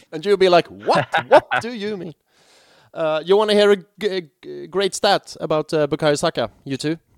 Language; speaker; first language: English; non-native, fluent; Swedish